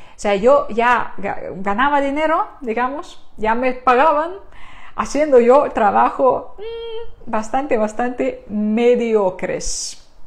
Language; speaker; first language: Spanish; non-native, fluent; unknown